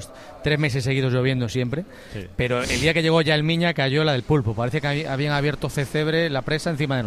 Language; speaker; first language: Spanish; native; Spanish